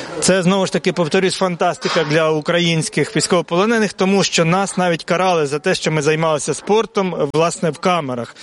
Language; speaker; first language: Ukrainian; native; Ukrainian